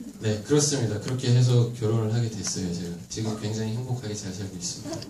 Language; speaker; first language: Korean; non-native, fluent; Turkish